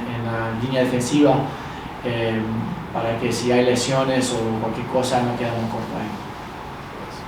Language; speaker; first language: Spanish; early bilingual, other home language; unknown